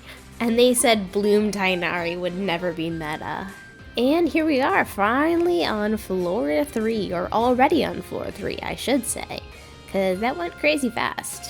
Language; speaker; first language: English; native; English